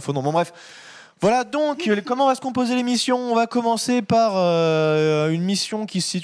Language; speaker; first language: French; native; French